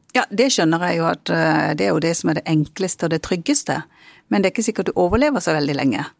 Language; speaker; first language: Norwegian; early bilingual, other home language; Punjabi